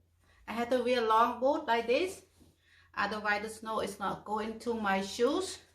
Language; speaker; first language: English; non-native, fluent; Khmer